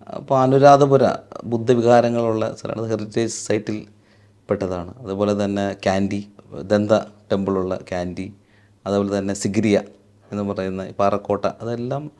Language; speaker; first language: Malayalam; native; Malayalam